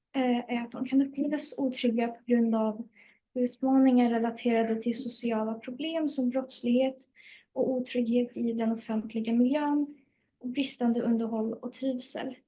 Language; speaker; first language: Swedish; native; Swedish